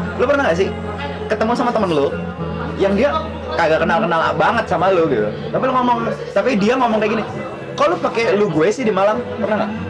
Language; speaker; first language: Indonesian; native; Indonesian